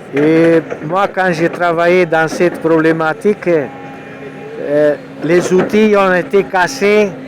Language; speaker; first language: French; non-native, learner; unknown